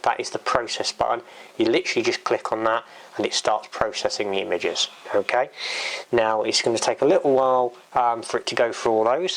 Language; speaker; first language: English; native; English